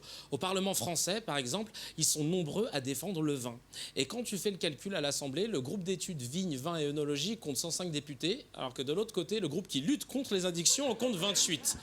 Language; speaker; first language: French; native; French